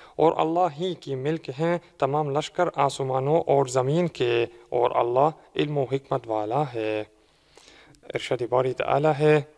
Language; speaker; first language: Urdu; non-native, fluent; Arabic